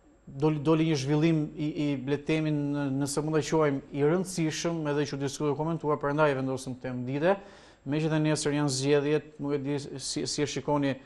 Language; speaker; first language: Albanian; native; Albanian